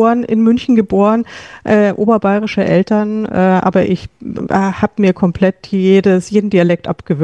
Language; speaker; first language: German; native; German